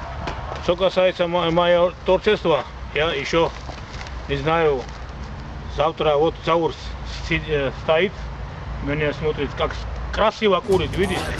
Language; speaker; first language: Russian; non-native, learner; Georgian